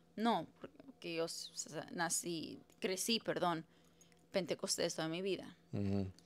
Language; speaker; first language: Spanish; early bilingual, heritage; Spanish